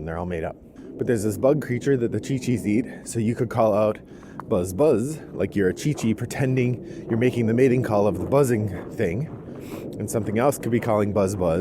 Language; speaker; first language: English; native; English